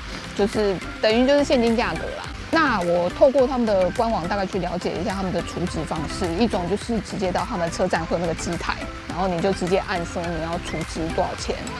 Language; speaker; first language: Chinese; native; Chinese